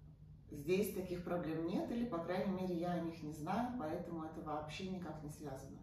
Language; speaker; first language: Russian; native; Russian